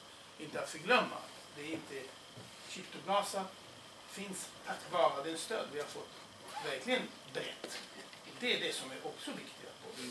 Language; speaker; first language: Swedish; non-native, fluent; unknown